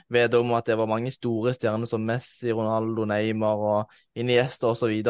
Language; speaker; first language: Norwegian; native; Norwegian